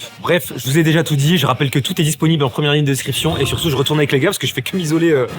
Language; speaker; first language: French; native; French